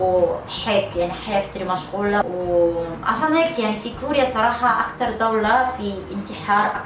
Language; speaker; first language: Arabic; non-native, learner; Korean